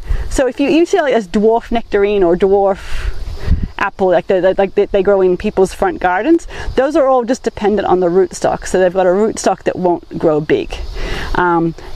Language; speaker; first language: English; native; English